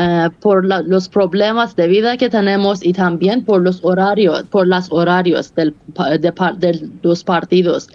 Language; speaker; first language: Spanish; non-native, fluent; Persian